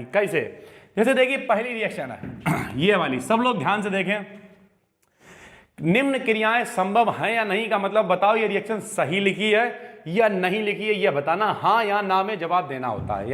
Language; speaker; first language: Hindi; native; Hindi